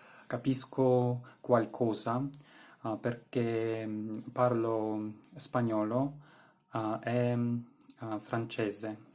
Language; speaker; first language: Italian; non-native, learner; Russian